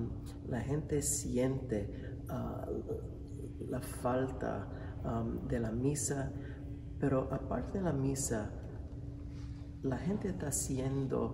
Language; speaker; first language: Spanish; non-native, fluent; English